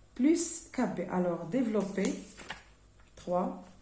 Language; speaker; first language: French; non-native, local second language; Arabic